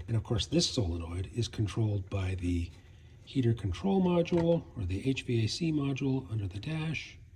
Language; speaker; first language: English; native; English